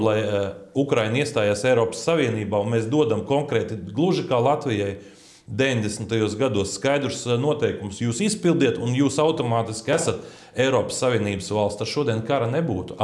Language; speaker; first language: Latvian; native; Latvian